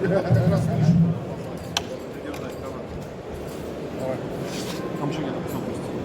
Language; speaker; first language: Russian; native; Russian